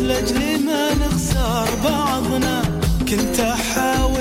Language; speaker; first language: Arabic; native; Arabic